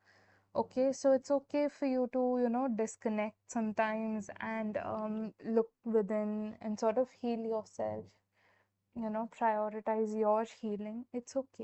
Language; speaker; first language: English; non-native, local second language; Hindi